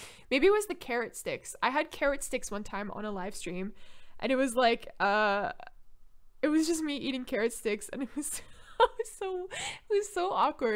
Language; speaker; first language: English; non-native, local second language; French